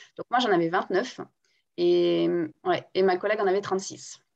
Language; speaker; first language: French; non-native, local second language; Guadeloupean Creole French